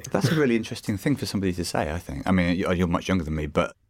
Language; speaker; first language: English; native; English